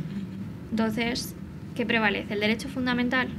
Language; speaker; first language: Spanish; native; Spanish